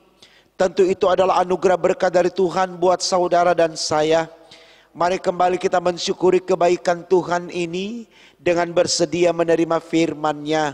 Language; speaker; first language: Indonesian; native; Indonesian